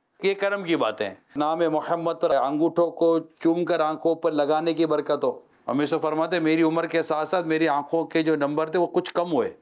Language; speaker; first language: Urdu; native; Urdu